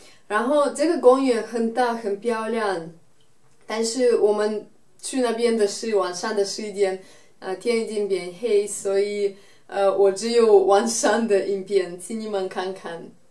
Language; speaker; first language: Chinese; non-native, fluent; Russian